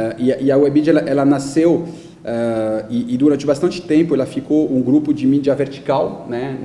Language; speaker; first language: Portuguese; non-native, fluent; French